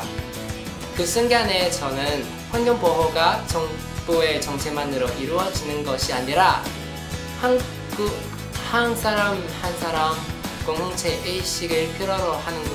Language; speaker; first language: Korean; non-native, learner; Chinese